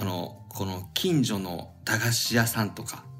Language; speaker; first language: Japanese; native; Japanese